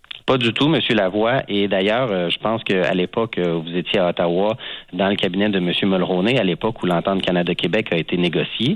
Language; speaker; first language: French; native; French